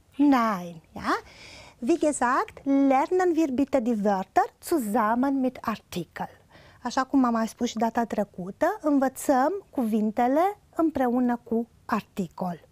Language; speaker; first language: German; non-native, fluent; Romanian